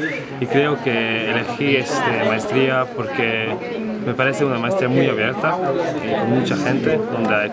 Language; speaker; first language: Spanish; non-native, fluent; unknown